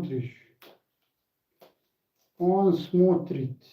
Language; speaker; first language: Russian; non-native, learner; Slovenian